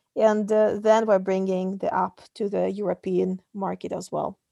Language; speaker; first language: English; non-native, fluent; Russian